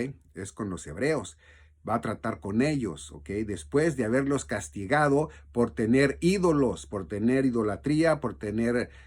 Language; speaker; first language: Spanish; native; Spanish